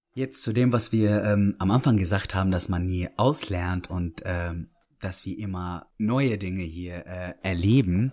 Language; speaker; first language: German; non-native, fluent; Arabic